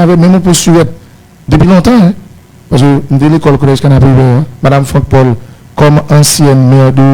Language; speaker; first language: Haitian Creole; native; Haitian Creole